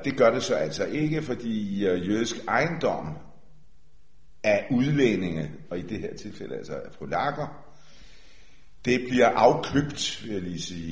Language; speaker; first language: Danish; early bilingual, other home language; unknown